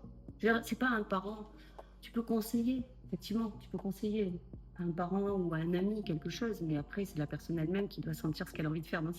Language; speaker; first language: French; native; French